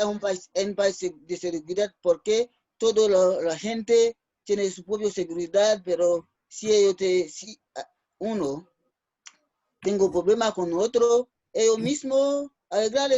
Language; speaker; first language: Spanish; non-native, learner; Haitian Creole